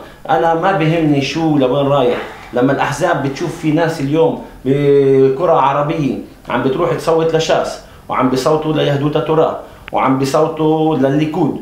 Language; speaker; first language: Arabic; native; Arabic